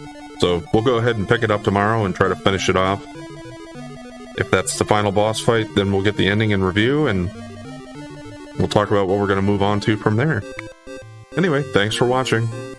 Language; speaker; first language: English; native; English